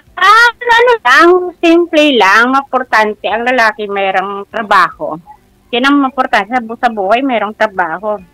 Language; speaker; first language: Filipino; non-native, local second language; Hiligaynon